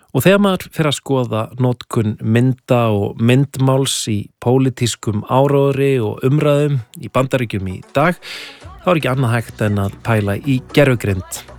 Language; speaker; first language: Icelandic; native; Icelandic